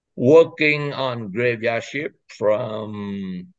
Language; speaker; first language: English; non-native, fluent; Vietnamese